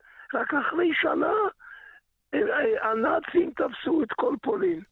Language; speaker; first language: Hebrew; early bilingual, other home language; Yiddish